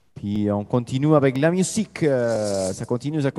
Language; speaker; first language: French; non-native, fluent; Spanish